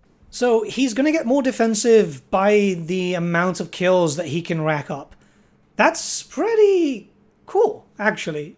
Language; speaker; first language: English; native; English